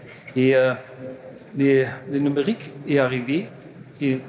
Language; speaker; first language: French; non-native, learner; German